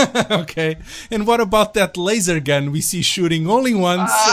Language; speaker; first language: English; non-native, fluent; Portuguese